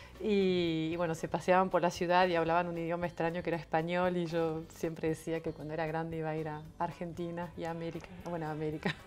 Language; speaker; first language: Spanish; non-native, fluent; French